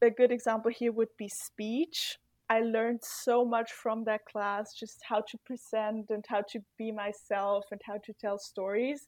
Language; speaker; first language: English; non-native, fluent; German